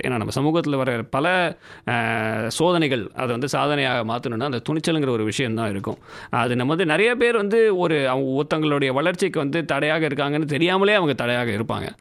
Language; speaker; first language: Tamil; native; Tamil